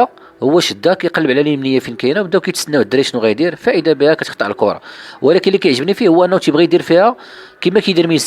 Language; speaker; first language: Arabic; native; Arabic